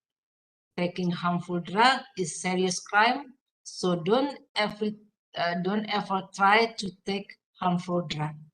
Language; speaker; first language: English; non-native, fluent; Indonesian